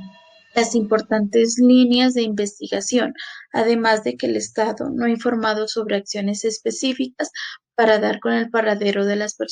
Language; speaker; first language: Spanish; native; Spanish